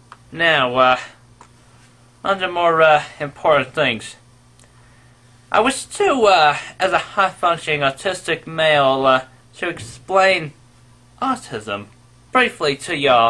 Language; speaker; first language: English; native; English